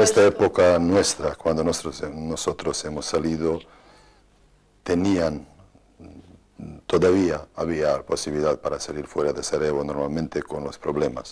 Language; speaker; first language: Spanish; non-native, fluent; Bosnian